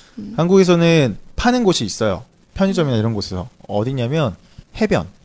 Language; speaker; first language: Korean; native; Korean